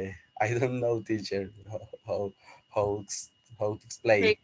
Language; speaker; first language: English; non-native, learner; Spanish